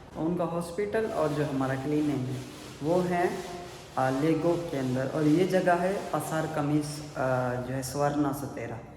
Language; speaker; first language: Urdu; non-native, local second language; Punjabi